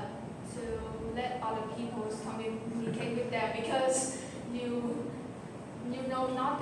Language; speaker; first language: English; non-native, learner; Vietnamese